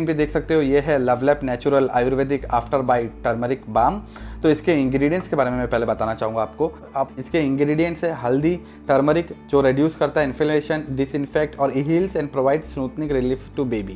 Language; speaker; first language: Hindi; native; Hindi